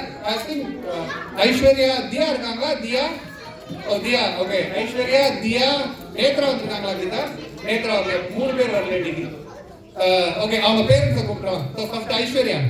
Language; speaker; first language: Tamil; native; Tamil